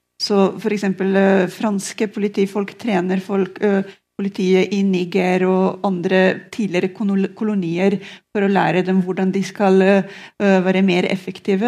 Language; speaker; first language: Norwegian; non-native, fluent; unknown